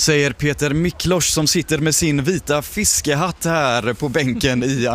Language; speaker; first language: Swedish; native; Swedish